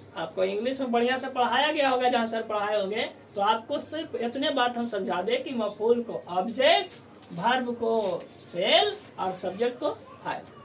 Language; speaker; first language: Hindi; native; Hindi